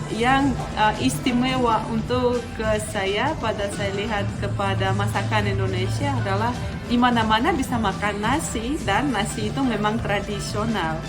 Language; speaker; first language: Indonesian; non-native, fluent; Russian